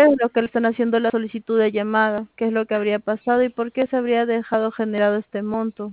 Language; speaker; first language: Spanish; native; Spanish